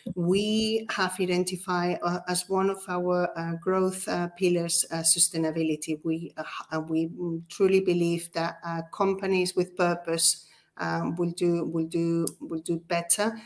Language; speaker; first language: English; non-native, fluent; Spanish